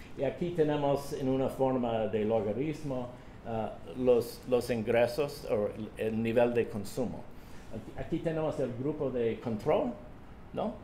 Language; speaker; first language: Spanish; non-native, fluent; English